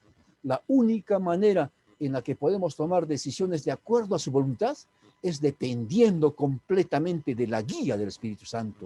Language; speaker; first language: Spanish; native; Spanish